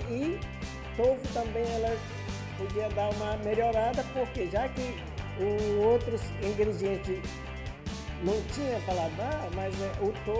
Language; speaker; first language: Portuguese; non-native, fluent; Japanese